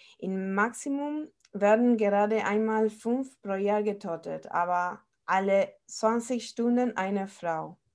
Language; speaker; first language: German; non-native, fluent; Spanish